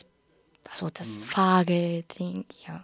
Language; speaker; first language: German; non-native, learner; Spanish